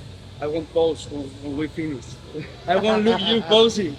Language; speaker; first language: English; non-native, learner; Spanish